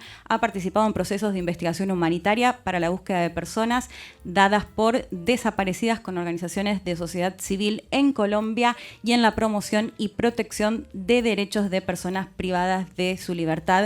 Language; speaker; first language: Spanish; native; Spanish